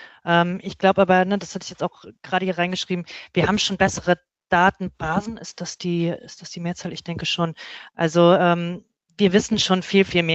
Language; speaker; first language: German; native; German